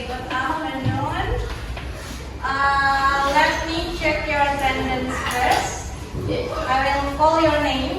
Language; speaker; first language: English; non-native, fluent; Indonesian